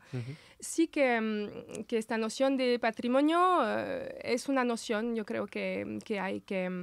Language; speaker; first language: Spanish; non-native, fluent; French